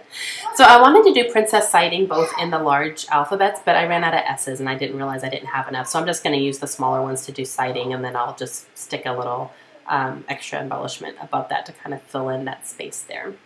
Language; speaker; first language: English; native; English